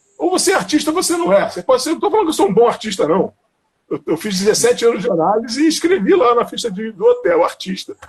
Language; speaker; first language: Portuguese; native; Portuguese